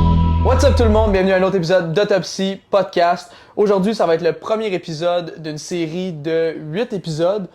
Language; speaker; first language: French; native; French